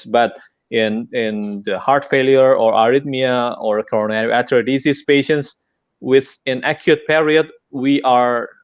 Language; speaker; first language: English; non-native, fluent; Indonesian